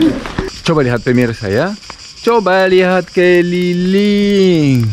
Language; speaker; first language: Indonesian; non-native, fluent; Croatian